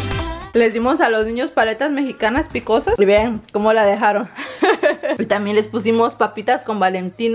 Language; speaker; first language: Spanish; native; Spanish